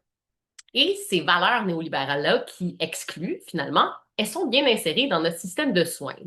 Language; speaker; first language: French; native; French